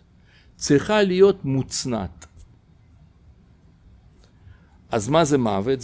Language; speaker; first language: Hebrew; non-native, fluent; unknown